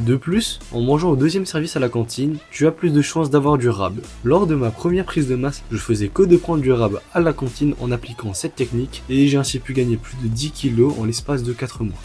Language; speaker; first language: French; early bilingual, other home language; Chinese